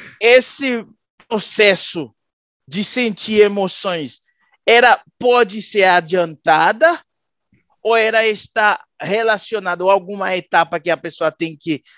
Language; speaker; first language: Portuguese; native; Portuguese